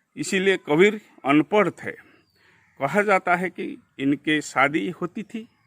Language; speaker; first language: Hindi; non-native, local second language; Odia